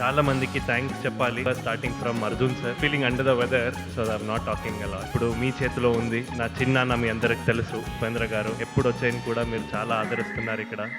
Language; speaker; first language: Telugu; non-native, learner; Kannada